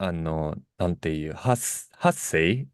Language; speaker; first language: Japanese; non-native, fluent; Russian